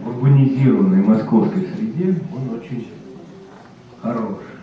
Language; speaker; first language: Russian; native; Russian